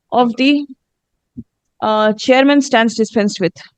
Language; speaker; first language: English; non-native, local second language; Bangla